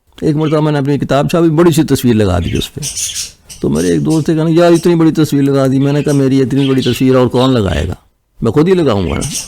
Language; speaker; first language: Urdu; non-native, local second language; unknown